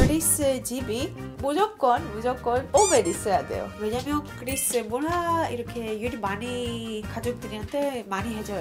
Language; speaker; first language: Korean; non-native, learner; Greek